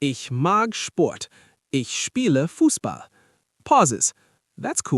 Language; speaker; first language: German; non-native, learner; English